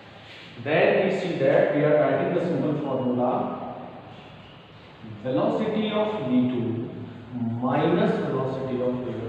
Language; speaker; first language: English; non-native, local second language; Hindi